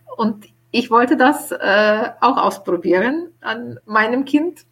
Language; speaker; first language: German; non-native, fluent; Ukrainian